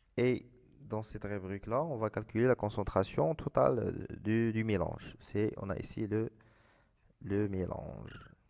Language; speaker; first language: French; non-native, local second language; Arabic